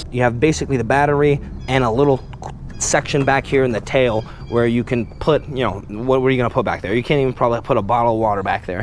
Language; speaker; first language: English; native; English